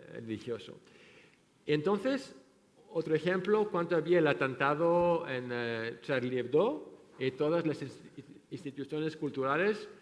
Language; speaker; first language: Spanish; non-native, fluent; French